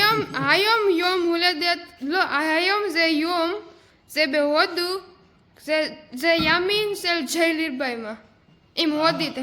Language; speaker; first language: Hebrew; non-native, learner; Gujarati